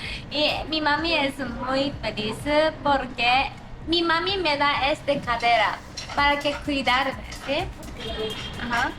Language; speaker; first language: Spanish; non-native, learner; Japanese